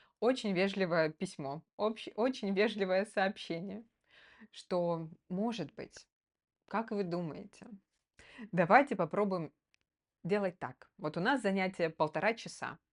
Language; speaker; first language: Russian; native; Russian